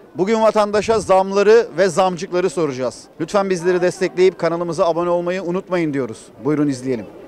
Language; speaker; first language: Turkish; native; Turkish